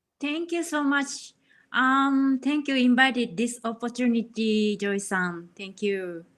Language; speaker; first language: English; non-native, learner; Japanese